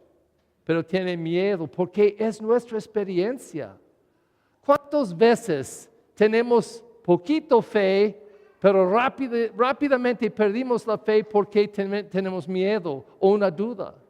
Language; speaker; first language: Spanish; non-native, learner; English